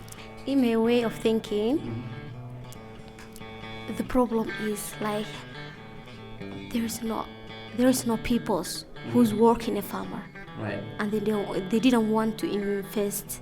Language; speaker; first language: English; non-native, local second language; Somali